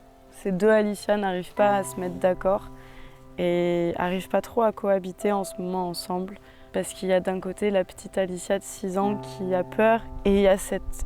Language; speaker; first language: French; native; French